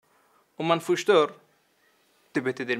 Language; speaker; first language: Swedish; non-native, learner; Persian